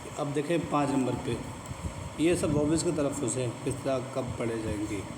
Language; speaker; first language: Urdu; native; Urdu